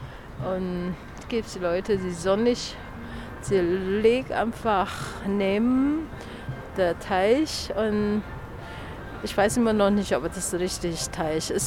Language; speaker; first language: German; non-native, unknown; Chinese